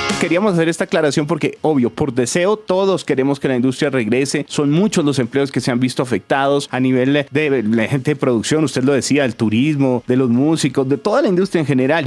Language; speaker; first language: Spanish; native; Spanish